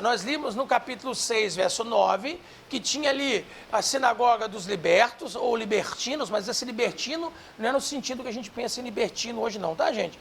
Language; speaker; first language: Portuguese; native; Portuguese